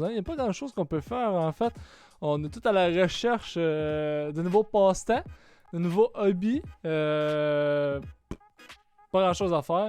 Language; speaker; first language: French; native; French